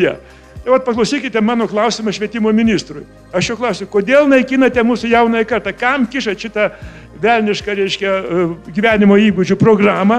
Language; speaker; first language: Lithuanian; native; Lithuanian